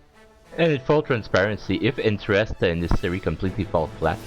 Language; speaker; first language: English; native; English